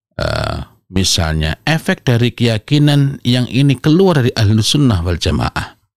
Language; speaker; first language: Indonesian; native; Indonesian